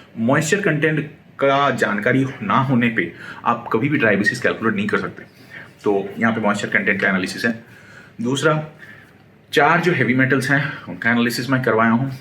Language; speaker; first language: Hindi; non-native, local second language; Bangla